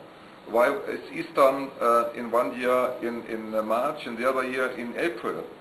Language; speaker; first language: English; non-native, learner; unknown